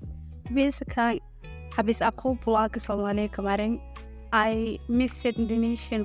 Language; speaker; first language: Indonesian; non-native, learner; Somali